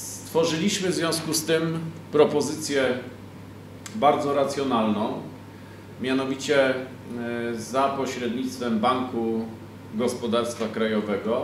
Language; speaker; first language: Polish; native; Polish